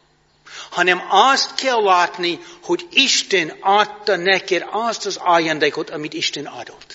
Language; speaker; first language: Hungarian; non-native, fluent; English